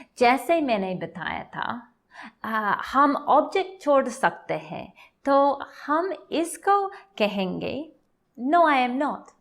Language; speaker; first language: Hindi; non-native, learner; English